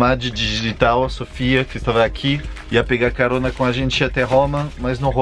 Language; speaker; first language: Portuguese; non-native, fluent; French